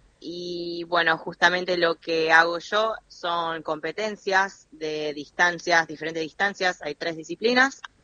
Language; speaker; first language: Spanish; early bilingual, other home language; English